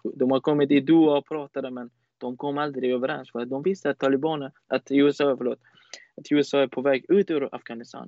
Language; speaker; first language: Swedish; non-native, fluent; Persian